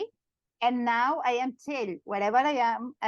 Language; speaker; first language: English; non-native, learner; Catalan